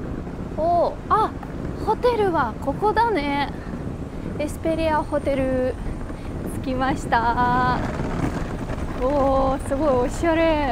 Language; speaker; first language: Japanese; non-native, fluent; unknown